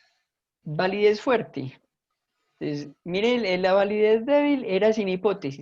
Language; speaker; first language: Spanish; native; Spanish